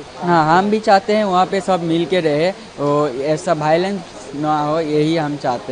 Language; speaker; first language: Hindi; non-native, learner; Bangla